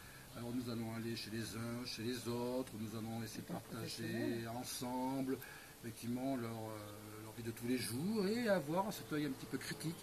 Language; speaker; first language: French; native; French